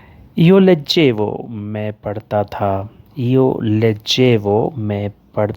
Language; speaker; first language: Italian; non-native, learner; Urdu